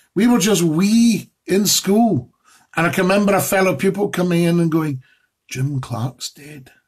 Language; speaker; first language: English; native; English